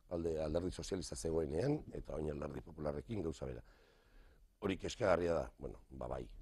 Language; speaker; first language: Basque; native; Basque